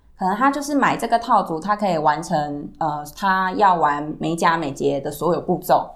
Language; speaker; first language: Chinese; native; Chinese